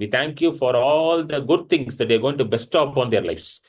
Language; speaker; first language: English; non-native, local second language; Tamil